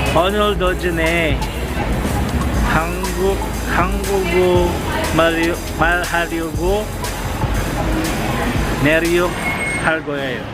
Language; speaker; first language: Korean; non-native, learner; Cebuano